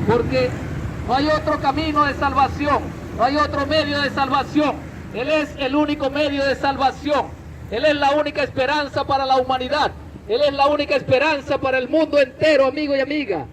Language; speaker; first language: Spanish; native; Spanish